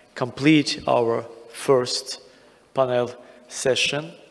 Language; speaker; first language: English; non-native, fluent; Azerbaijani